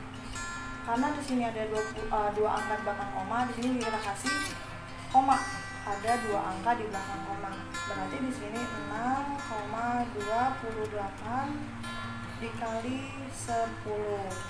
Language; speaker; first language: Indonesian; native; Indonesian